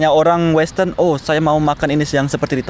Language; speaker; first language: Indonesian; early bilingual, heritage; Indonesian